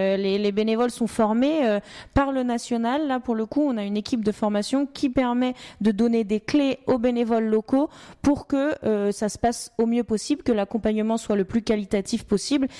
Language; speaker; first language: French; native; French